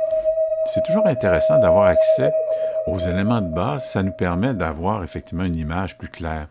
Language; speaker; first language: French; native; French